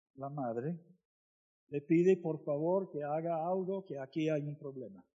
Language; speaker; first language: Spanish; non-native, fluent; English